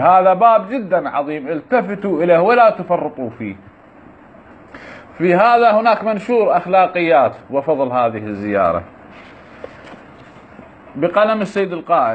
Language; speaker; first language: Arabic; native; Arabic